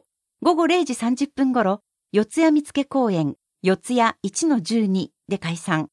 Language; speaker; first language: Japanese; native; Japanese